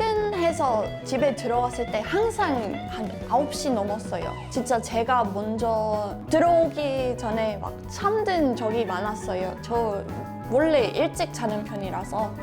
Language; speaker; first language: Korean; non-native, fluent; English